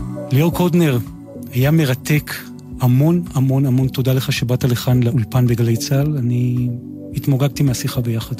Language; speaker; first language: Hebrew; native; Hebrew